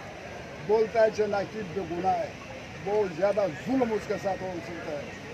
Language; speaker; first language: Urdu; non-native, local second language; Pashto